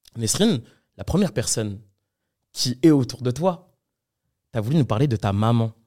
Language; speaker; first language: French; native; French